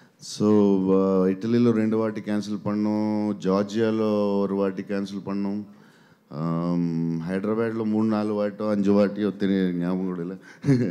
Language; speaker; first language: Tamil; non-native, learner; Telugu